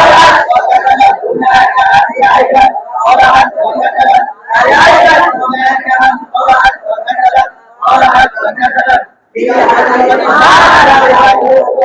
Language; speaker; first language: Arabic; non-native, learner; Bangla